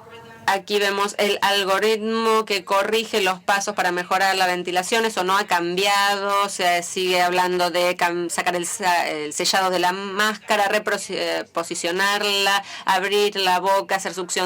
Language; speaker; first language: Spanish; native; Spanish